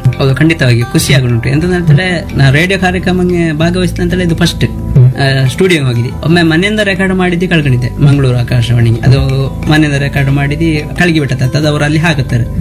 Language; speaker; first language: Kannada; non-native, local second language; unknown